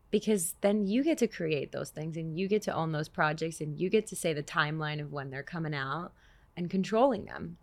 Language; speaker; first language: English; native; English